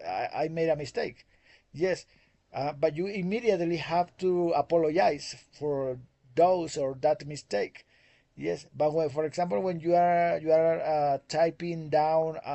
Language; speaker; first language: English; non-native, learner; Spanish